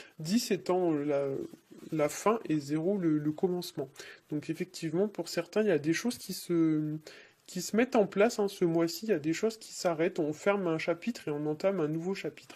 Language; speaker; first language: French; native; French